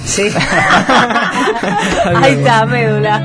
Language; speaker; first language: Spanish; native; Spanish